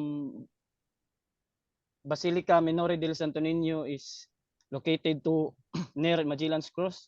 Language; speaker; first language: English; non-native, learner; Cebuano